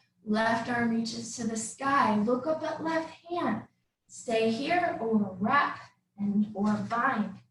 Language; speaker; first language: English; native; English